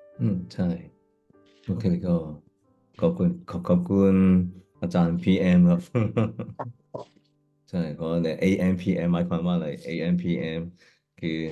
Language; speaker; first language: Thai; non-native, fluent; Cantonese